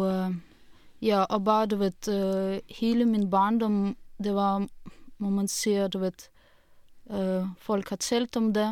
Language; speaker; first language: Danish; non-native, fluent; Russian